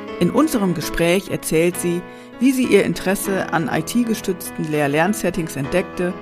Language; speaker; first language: German; native; German